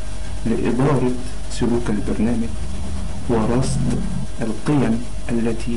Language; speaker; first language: Arabic; native; Arabic